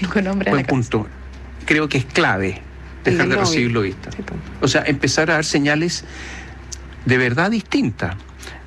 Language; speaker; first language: Spanish; native; Spanish